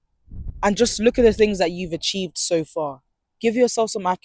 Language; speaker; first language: English; native; English